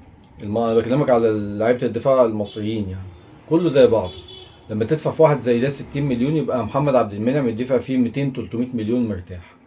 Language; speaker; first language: Arabic; native; Arabic